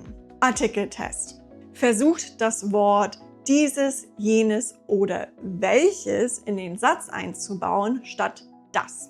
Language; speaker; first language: German; non-native, fluent; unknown